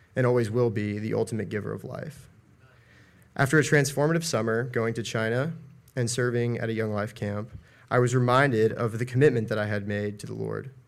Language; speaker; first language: English; native; English